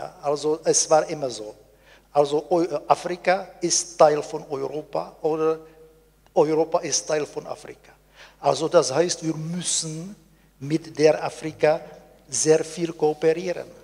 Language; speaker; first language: German; non-native, fluent; Czech